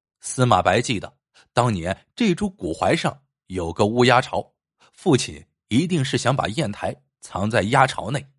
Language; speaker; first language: Chinese; native; Chinese